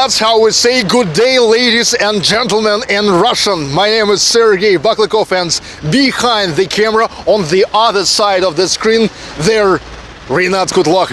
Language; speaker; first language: English; non-native, fluent; Russian